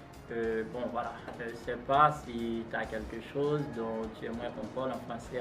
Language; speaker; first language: French; non-native, local second language; Haitian Creole